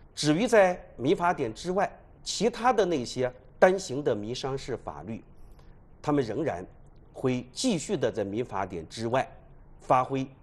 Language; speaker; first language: Chinese; native; Chinese